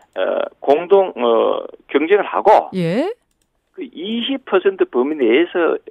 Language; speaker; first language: Korean; native; Korean